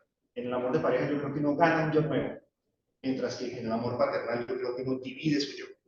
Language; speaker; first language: Spanish; native; Spanish